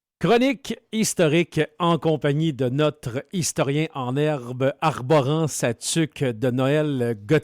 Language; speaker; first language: French; native; French